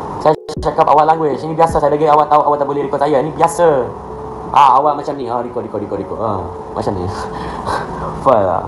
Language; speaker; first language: Malay; non-native, learner; Arabic